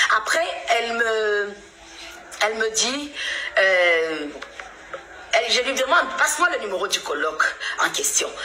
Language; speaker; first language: French; non-native, local second language; Lingala